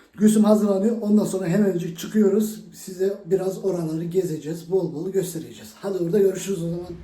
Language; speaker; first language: Turkish; early bilingual, heritage; Turkish